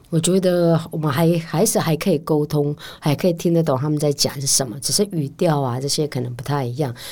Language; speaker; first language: Chinese; native; Chinese